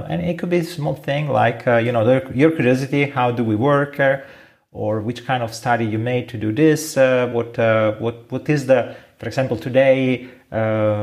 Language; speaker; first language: English; non-native, fluent; Italian